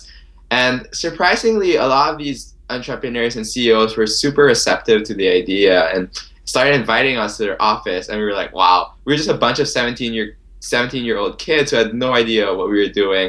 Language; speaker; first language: English; non-native, local second language; Filipino